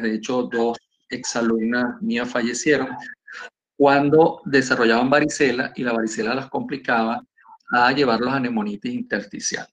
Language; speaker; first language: Spanish; native; Spanish